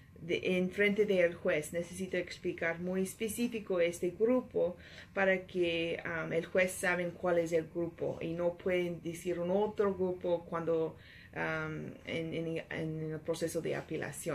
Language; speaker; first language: Spanish; non-native, learner; English